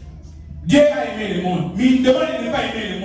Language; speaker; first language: French; non-native, local second language; Lingala